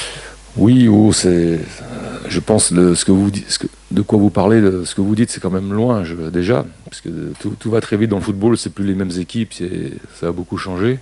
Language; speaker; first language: French; native; French